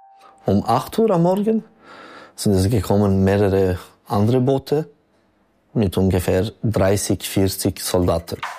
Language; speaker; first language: German; non-native, local second language; French